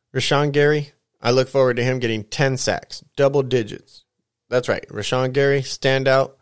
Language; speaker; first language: English; native; English